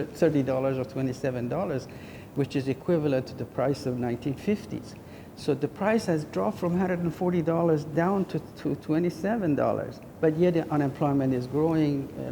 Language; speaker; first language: English; non-native, fluent; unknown